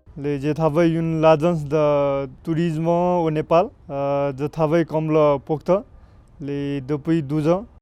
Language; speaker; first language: French; non-native, learner; Nepali